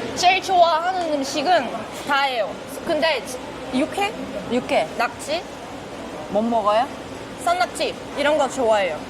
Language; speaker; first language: Korean; non-native, fluent; Portuguese